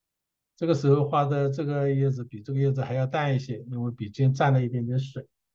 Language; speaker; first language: Chinese; native; Chinese